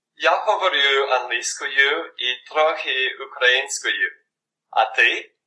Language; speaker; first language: Ukrainian; non-native, learner; English